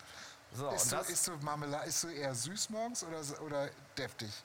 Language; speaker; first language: German; native; German